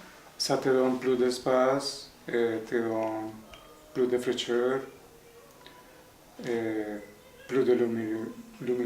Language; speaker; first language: French; non-native, fluent; Spanish